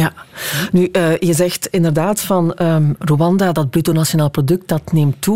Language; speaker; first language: Dutch; native; Dutch